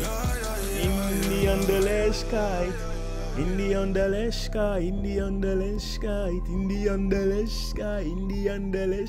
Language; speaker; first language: German; non-native, learner; English